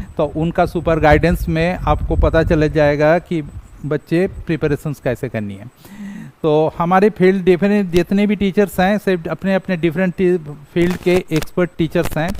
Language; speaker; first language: Hindi; non-native, local second language; Bangla